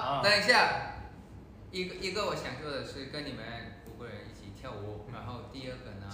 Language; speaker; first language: Chinese; non-native, learner; Thai